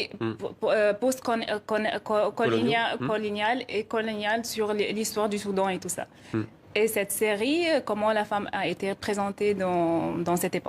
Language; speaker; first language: French; non-native, fluent; Arabic